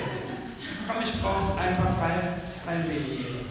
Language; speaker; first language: German; non-native, fluent; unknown